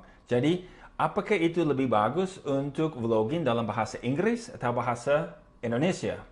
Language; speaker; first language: Indonesian; non-native, fluent; English